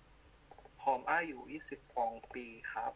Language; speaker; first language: Thai; non-native, learner; Indonesian